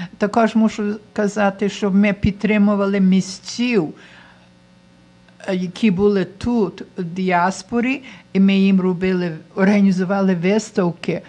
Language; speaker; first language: Ukrainian; early bilingual, heritage; Ukrainian